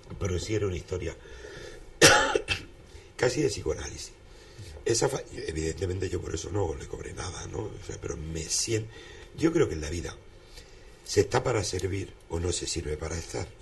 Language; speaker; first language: Spanish; native; Spanish